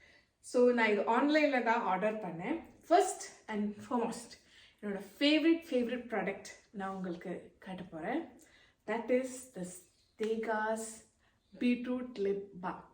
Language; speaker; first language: Tamil; non-native, local second language; Malayalam